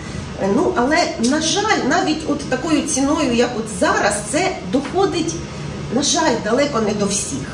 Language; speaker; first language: Ukrainian; non-native, local second language; Russian